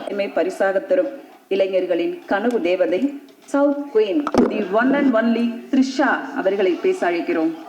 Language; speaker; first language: Tamil; native; Tamil